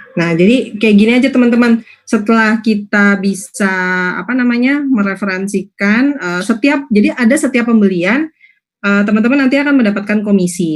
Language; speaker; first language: Indonesian; native; Indonesian